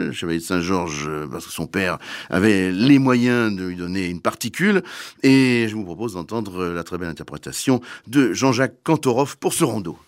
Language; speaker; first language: French; native; French